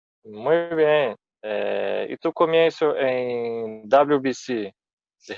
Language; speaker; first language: Spanish; non-native, fluent; Portuguese